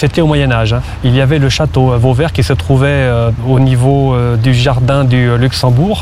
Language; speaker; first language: French; native; French